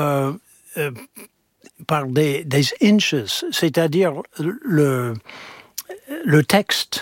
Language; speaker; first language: French; non-native, fluent; English